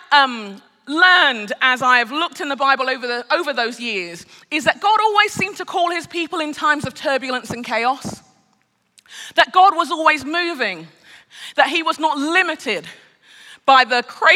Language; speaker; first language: English; native; English